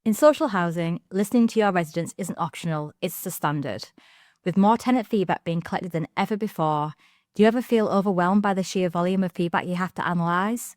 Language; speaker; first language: English; native; English